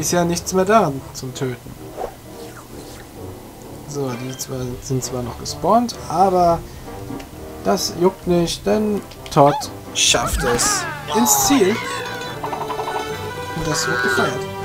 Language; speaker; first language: German; native; German